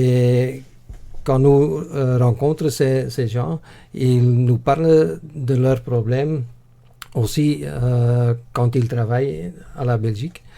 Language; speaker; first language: French; non-native, local second language; Dutch